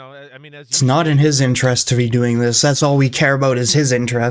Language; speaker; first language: English; native; English